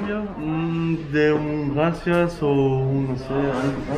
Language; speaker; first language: Spanish; non-native, learner; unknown